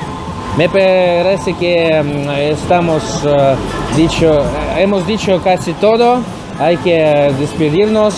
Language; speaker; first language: Spanish; non-native, learner; Russian